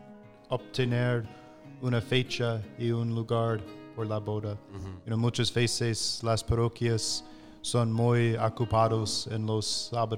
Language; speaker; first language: Spanish; non-native, fluent; English